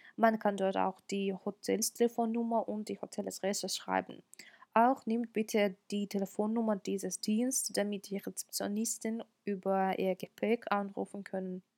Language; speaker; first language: German; non-native, fluent; Russian